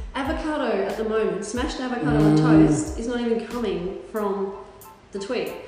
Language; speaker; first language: English; native; English